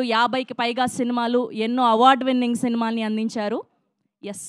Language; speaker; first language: Telugu; native; Telugu